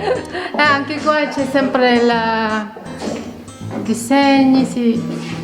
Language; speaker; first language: Italian; non-native, learner; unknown